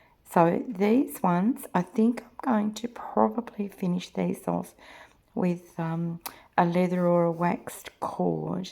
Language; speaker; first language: English; native; English